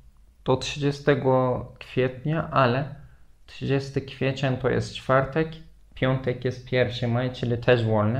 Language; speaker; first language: Polish; non-native, fluent; Turkish